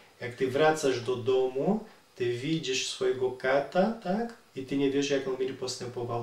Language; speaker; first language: Polish; non-native, learner; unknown